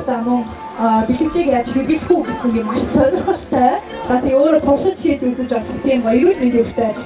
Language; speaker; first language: Mongolian; native; Mongolian